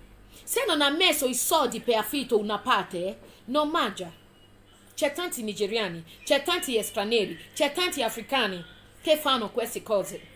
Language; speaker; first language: Italian; non-native, fluent; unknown